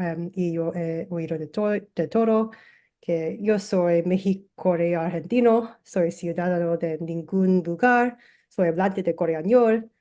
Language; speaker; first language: Spanish; early bilingual, heritage; English